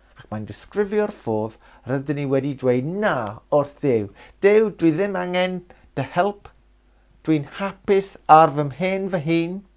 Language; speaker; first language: Welsh; non-native, local second language; English